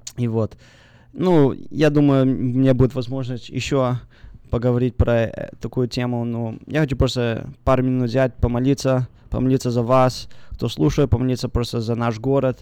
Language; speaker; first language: Russian; early bilingual, heritage; Russian